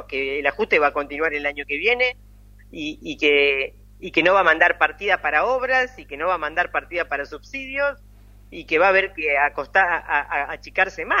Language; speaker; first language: Spanish; native; Spanish